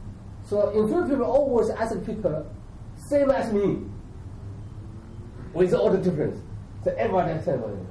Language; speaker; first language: English; non-native, learner; Chinese